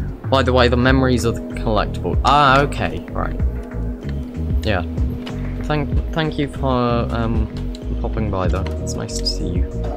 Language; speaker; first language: English; native; English